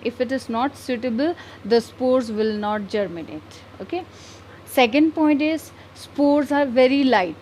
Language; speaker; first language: English; non-native, local second language; Hindi